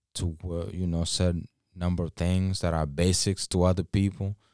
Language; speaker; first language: English; non-native, local second language; Gusii